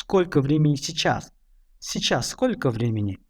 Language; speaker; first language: Russian; non-native, fluent; Tajik